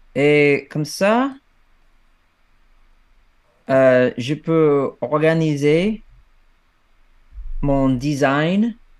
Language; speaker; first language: French; non-native, fluent; English